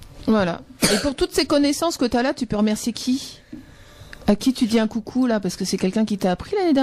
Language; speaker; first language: French; native; French